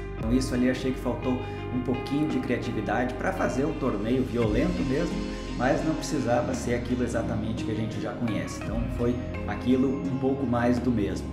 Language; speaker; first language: Portuguese; native; Portuguese